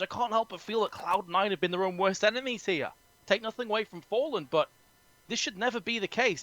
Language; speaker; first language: English; native; English